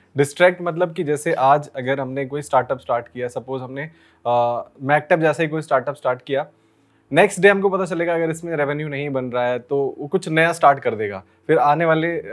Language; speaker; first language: Hindi; native; Hindi